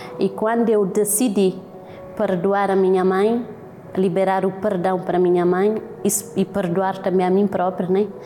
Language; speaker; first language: Portuguese; non-native, local second language; Kabuverdianu